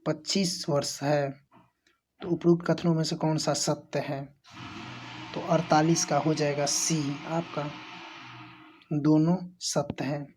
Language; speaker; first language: Hindi; native; Hindi